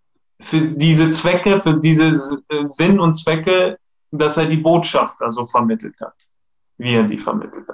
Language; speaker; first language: German; non-native, fluent; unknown